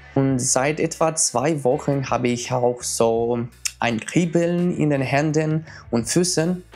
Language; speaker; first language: German; non-native, fluent; Romanian